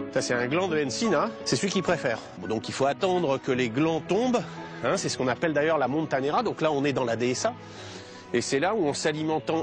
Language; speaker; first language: French; native; French